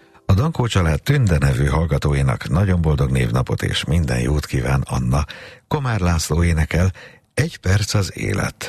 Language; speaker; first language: Hungarian; native; Hungarian